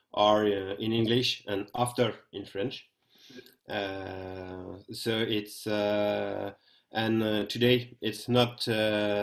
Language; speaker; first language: English; non-native, learner; French